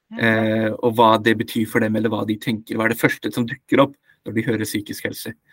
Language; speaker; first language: Norwegian; early bilingual, other home language; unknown